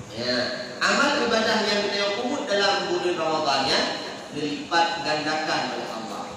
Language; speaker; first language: Malay; non-native, local second language; Achinese